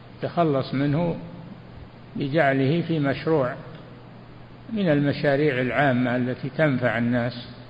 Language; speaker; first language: Arabic; native; Arabic